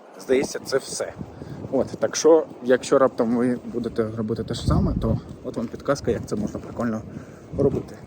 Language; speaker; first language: Ukrainian; non-native, local second language; Russian